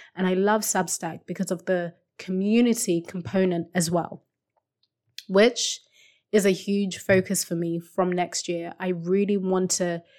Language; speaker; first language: English; non-native, local second language; Shona